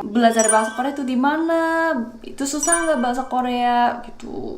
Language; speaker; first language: Indonesian; non-native, fluent; Korean